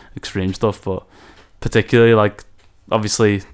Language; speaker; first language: English; native; English